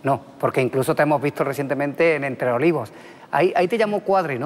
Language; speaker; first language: Spanish; native; Spanish